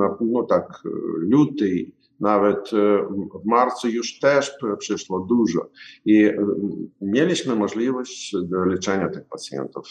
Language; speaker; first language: Polish; non-native, learner; Ukrainian